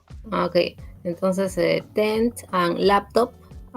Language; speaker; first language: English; non-native, learner; Spanish